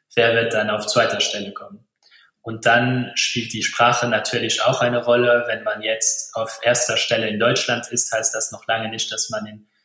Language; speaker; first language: German; non-native, local second language; Luxembourgish